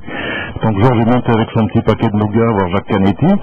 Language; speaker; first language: French; native; French